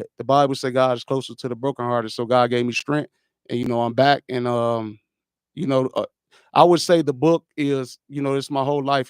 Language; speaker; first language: English; native; English